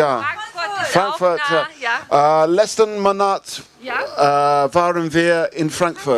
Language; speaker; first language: German; non-native, learner; English